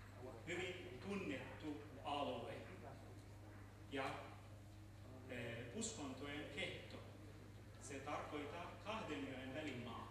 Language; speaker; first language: Finnish; non-native, learner; Central Kurdish